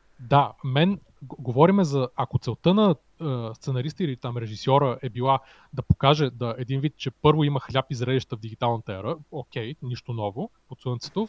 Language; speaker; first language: Bulgarian; native; Bulgarian